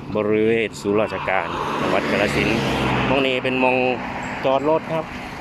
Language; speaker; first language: Thai; native; Thai